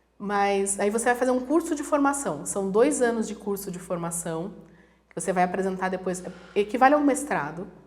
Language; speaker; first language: Portuguese; native; Portuguese